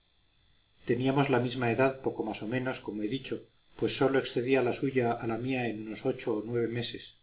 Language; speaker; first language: Spanish; native; Spanish